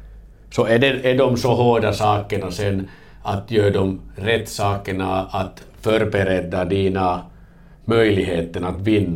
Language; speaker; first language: Swedish; non-native, learner; Finnish